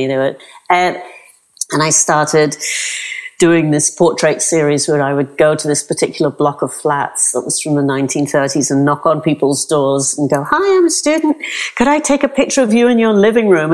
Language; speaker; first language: English; native; English